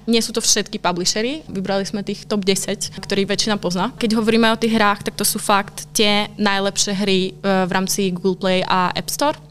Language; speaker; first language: Slovak; non-native, local second language; Hungarian